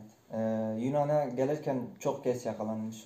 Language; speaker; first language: Turkish; non-native, fluent; Kurdish